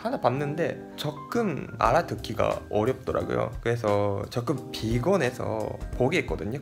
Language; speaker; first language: Korean; non-native, fluent; Japanese